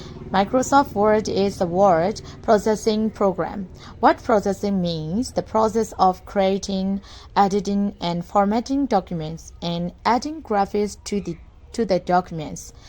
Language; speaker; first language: English; non-native, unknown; Burmese